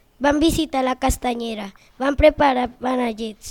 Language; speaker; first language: Catalan; non-native, learner; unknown